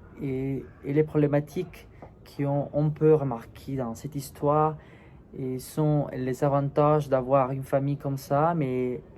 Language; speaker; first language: French; non-native, learner; Spanish